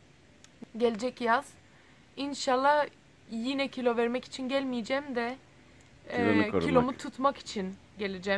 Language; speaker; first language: Turkish; early bilingual, heritage; Turkish